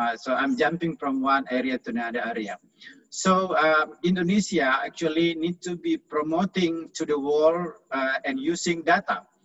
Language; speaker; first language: English; non-native, fluent; Indonesian